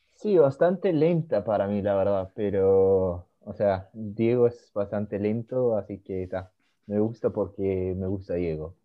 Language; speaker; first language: Spanish; non-native, fluent; Swedish